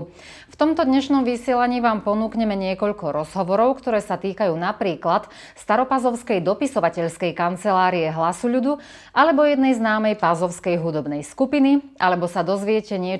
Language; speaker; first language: Slovak; native; Slovak